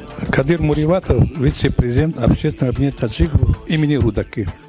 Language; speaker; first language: Russian; non-native, local second language; Tajik